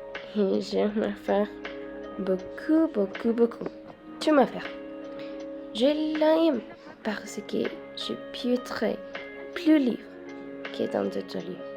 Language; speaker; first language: French; non-native, learner; Spanish